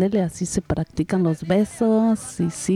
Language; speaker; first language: Spanish; native; Spanish